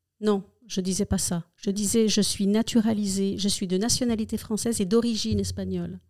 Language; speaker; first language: French; early bilingual, other home language; Spanish